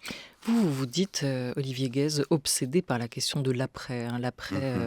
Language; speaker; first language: French; native; French